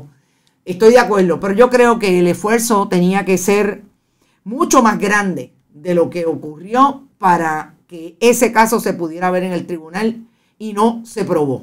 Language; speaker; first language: Spanish; native; Spanish